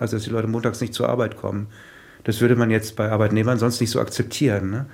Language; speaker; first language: German; native; German